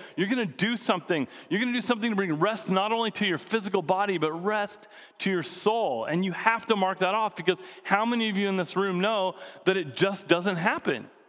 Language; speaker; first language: English; native; English